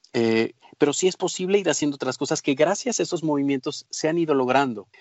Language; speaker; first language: Spanish; native; Spanish